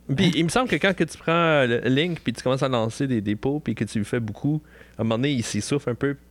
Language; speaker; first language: French; native; French